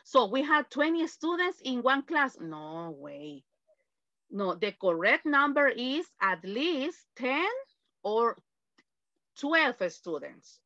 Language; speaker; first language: English; non-native, fluent; Spanish